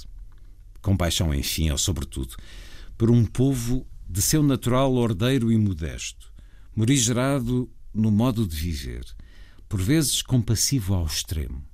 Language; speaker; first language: Portuguese; native; Portuguese